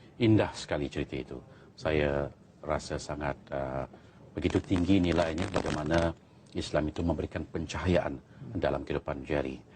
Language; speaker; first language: Malay; native; Malay